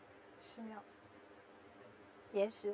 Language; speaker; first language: Chinese; native; Chinese